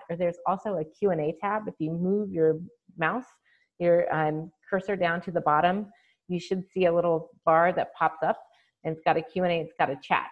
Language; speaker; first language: English; native; English